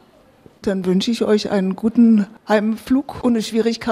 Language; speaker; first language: German; native; German